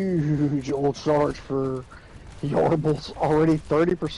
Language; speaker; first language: English; native; English